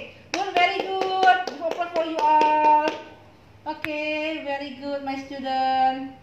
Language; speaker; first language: English; non-native, learner; Indonesian